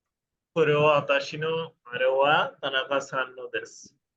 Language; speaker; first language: Japanese; non-native, fluent; Bangla